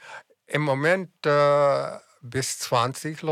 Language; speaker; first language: German; non-native, fluent; English